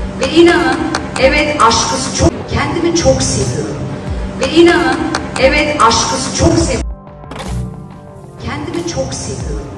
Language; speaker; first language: Turkish; early bilingual, heritage; Turkish